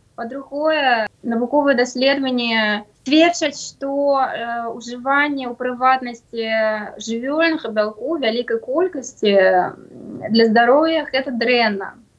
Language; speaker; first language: Belarusian; non-native, local second language; Russian